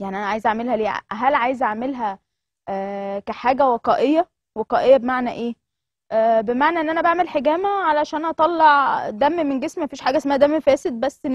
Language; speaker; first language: Arabic; native; Arabic